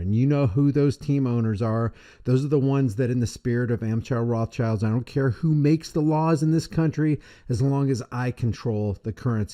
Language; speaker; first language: English; native; English